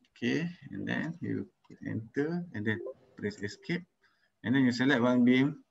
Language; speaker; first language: English; non-native, local second language; Malay